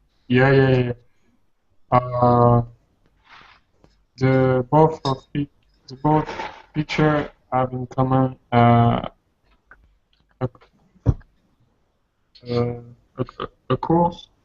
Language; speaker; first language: English; non-native, learner; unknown